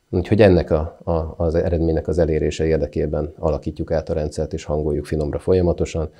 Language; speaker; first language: Hungarian; native; Hungarian